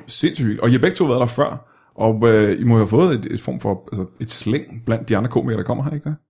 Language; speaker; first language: Danish; native; Danish